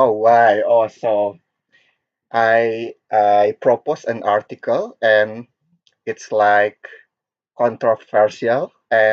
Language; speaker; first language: English; non-native, learner; Korean